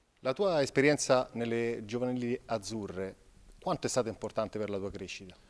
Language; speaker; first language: Italian; native; Italian